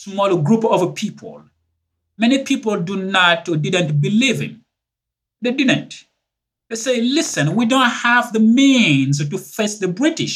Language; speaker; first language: English; non-native, fluent; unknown